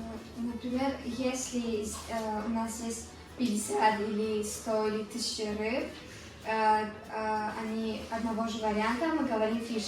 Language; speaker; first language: Russian; non-native, local second language; Tajik